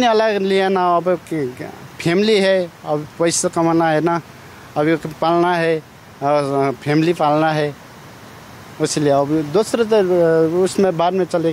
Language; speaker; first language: Hindi; non-native, learner; Nepali